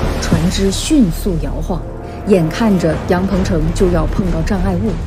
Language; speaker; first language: Chinese; native; Chinese